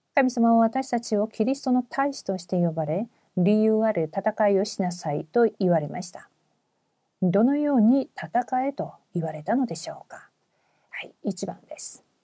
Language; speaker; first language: Japanese; non-native, fluent; Korean